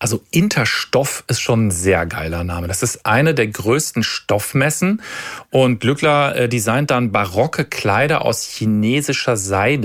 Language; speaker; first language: German; native; German